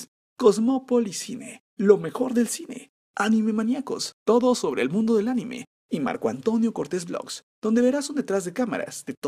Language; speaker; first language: Spanish; native; Spanish